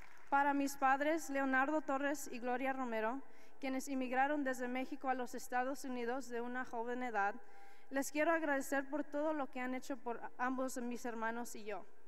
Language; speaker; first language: Spanish; early bilingual, heritage; Spanish